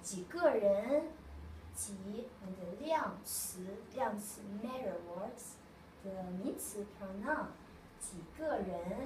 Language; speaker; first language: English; non-native, learner; Chinese